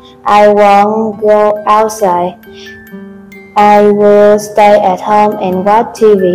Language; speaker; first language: English; non-native, learner; Vietnamese